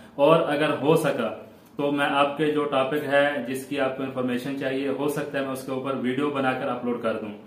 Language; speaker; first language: Urdu; non-native, local second language; Saraiki